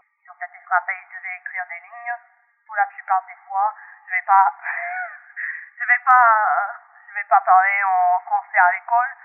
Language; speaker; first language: French; non-native, local second language; English